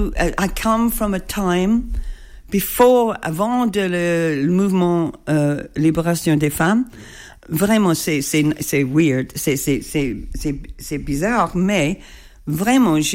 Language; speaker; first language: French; non-native, learner; English